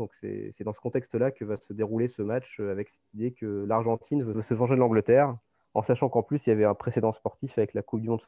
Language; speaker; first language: French; native; French